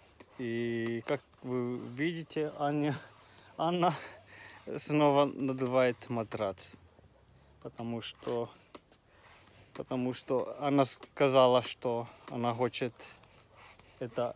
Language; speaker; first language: Russian; non-native, learner; Finnish